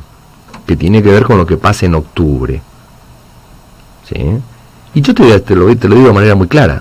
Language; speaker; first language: Spanish; native; Spanish